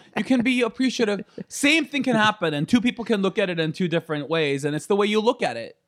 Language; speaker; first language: English; early bilingual, other home language; Korean